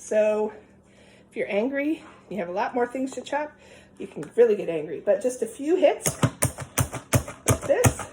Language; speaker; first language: English; native; English